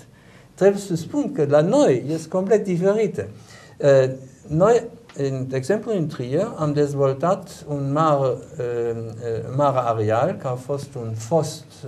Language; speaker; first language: Romanian; non-native, learner; German